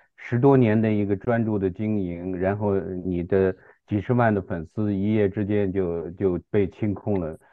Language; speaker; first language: Chinese; native; Chinese